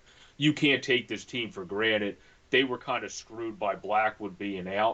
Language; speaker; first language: English; native; English